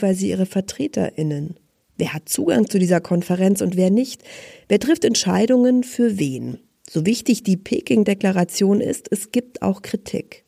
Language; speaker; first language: German; native; German